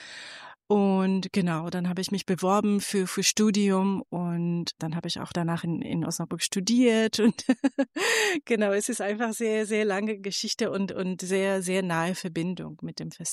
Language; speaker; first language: German; non-native, fluent; Persian